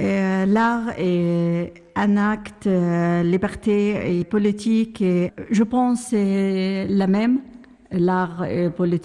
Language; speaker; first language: French; non-native, learner; Arabic